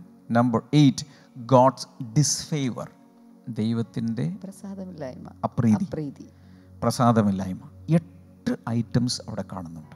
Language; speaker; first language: Malayalam; native; Malayalam